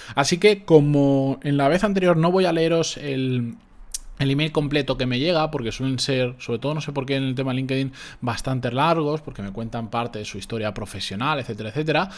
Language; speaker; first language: Spanish; native; Spanish